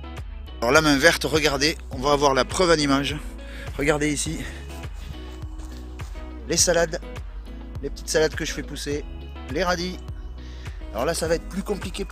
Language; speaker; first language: French; native; French